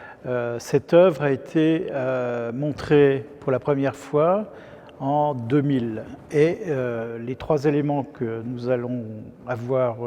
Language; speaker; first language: French; native; French